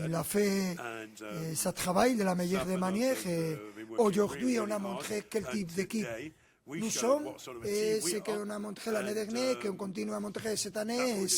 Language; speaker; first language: French; non-native, fluent; Spanish